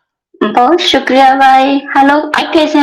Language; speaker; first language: Hindi; non-native, local second language; Kannada